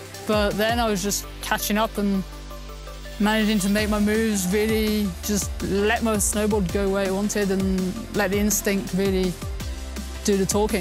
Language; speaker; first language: English; early bilingual, heritage; English